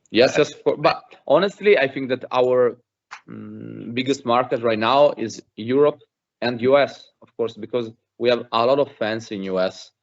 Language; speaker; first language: English; non-native, fluent; Italian